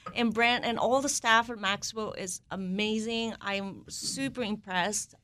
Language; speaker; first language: English; non-native, fluent; Japanese